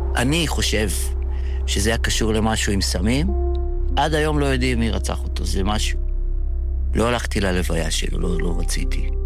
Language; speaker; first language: Hebrew; early bilingual, other home language; Yiddish